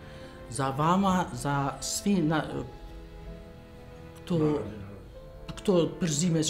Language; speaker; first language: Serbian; non-native, local second language; Albanian